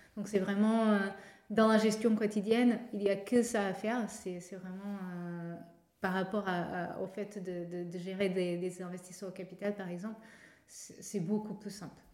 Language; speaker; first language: French; non-native, fluent; Portuguese